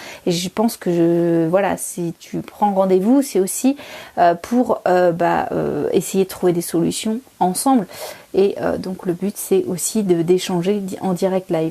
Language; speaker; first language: French; native; French